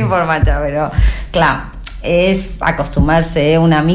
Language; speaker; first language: Catalan; non-native, learner; Spanish